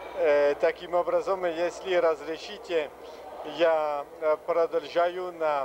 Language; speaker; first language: Russian; non-native, fluent; French